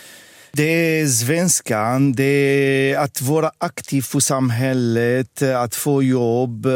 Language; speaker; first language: Swedish; non-native, fluent; Arabic